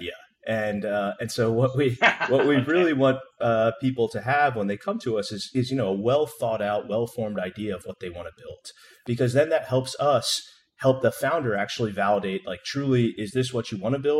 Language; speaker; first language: English; native; English